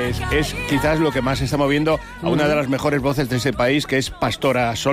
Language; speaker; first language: Spanish; native; Spanish